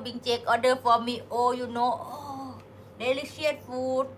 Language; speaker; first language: English; non-native, learner; Thai